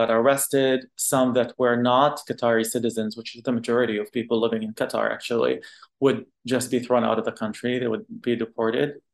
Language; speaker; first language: English; non-native, fluent; Arabic